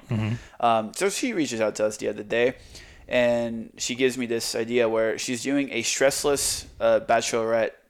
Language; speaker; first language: English; non-native, fluent; Croatian